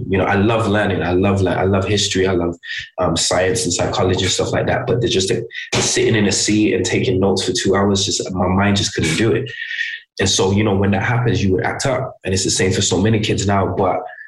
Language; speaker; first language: English; native; English